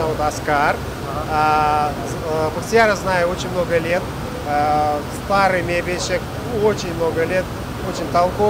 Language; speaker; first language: Russian; non-native, local second language; Uzbek